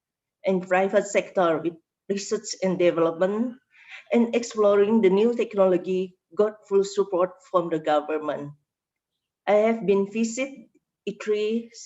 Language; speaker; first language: English; non-native, learner; Indonesian